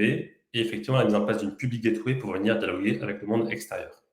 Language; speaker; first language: French; native; French